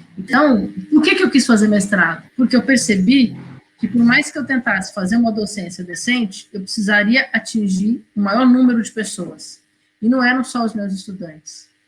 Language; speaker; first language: Portuguese; native; Portuguese